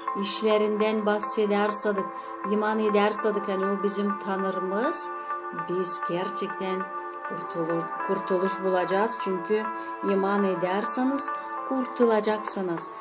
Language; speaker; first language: Turkish; non-native, fluent; Azerbaijani